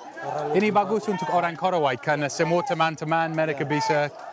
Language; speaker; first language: Indonesian; non-native, learner; English